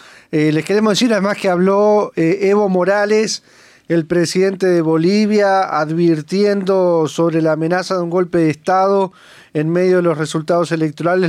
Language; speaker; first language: Spanish; native; Spanish